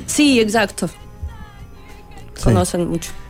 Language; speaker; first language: Spanish; non-native, learner; Russian